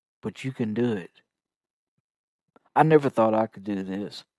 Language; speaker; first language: English; native; English